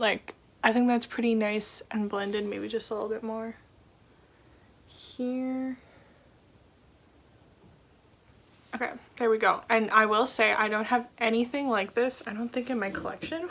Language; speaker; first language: English; native; English